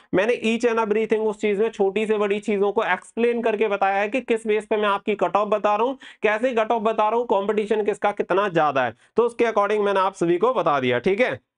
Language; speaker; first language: Hindi; native; Hindi